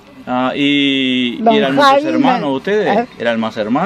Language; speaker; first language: Spanish; native; Spanish